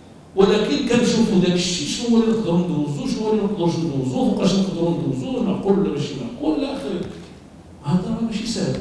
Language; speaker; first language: Arabic; native; Arabic